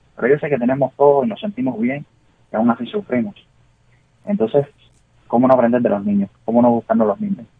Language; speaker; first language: Spanish; native; Spanish